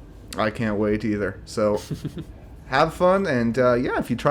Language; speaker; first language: English; native; English